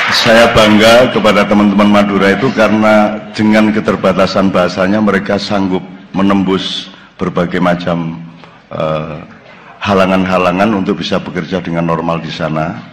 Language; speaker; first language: Indonesian; non-native, local second language; Javanese